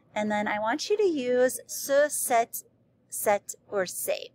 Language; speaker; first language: English; native; English